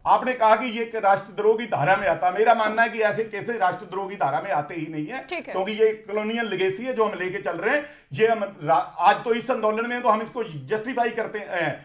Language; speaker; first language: Hindi; native; Hindi